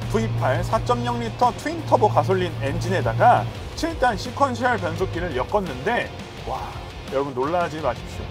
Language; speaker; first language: Korean; native; Korean